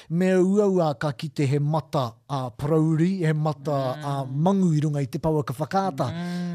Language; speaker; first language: Māori; non-native, local second language; English